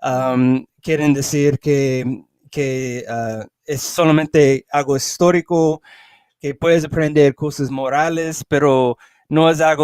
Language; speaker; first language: Spanish; early bilingual, heritage; English